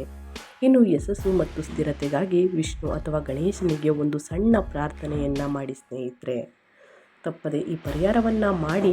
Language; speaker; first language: Kannada; native; Kannada